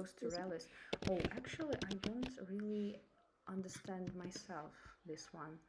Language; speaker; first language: English; non-native, fluent; Russian